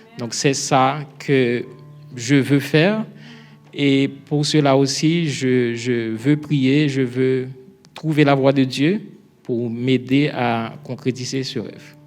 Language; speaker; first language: French; non-native, local second language; Haitian Creole